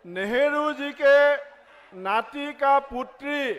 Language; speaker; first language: Hindi; non-native, local second language; Assamese